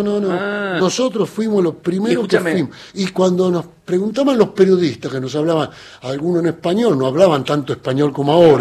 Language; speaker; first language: Spanish; native; Spanish